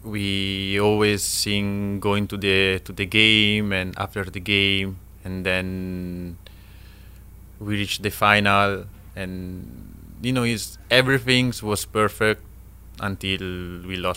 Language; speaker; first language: English; non-native, learner; Italian